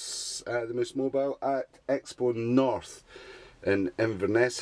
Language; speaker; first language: English; native; English